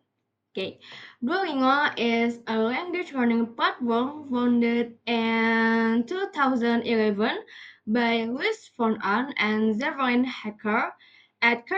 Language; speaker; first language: English; non-native, learner; Indonesian